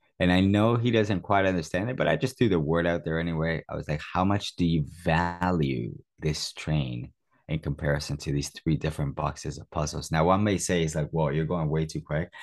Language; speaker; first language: English; early bilingual, other home language; Spanish